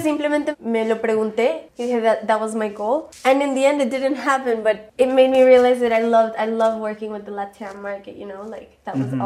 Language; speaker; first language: English; early bilingual, other home language; Spanish